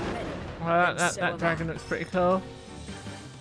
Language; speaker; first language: English; native; English